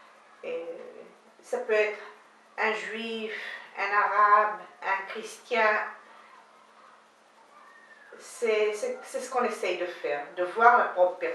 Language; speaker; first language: French; non-native, learner; Hebrew